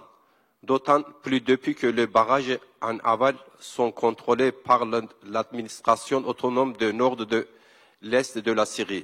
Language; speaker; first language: French; non-native, learner; Kurdish